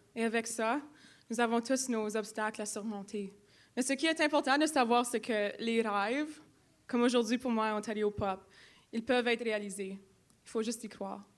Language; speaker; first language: French; native; French